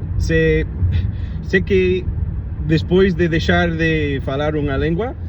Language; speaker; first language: Galician; non-native, learner; English